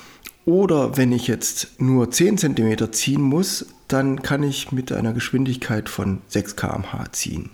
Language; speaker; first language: German; native; German